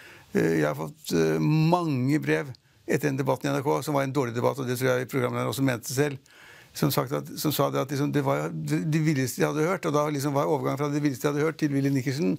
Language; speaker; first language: Norwegian; native; Norwegian